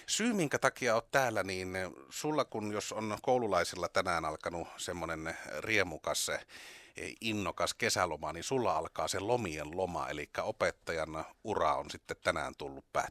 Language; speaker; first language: Finnish; native; Finnish